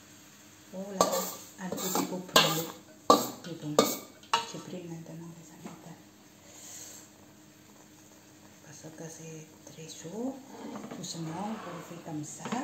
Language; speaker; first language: French; non-native, learner; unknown